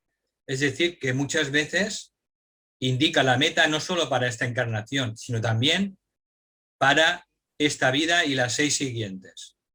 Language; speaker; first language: Spanish; native; Spanish